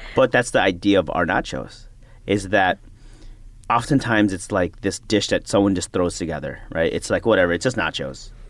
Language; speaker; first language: English; native; English